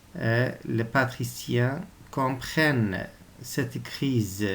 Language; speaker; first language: French; non-native, local second language; Arabic